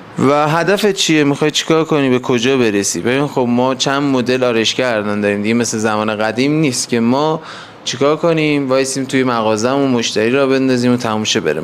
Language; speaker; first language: Persian; native; Persian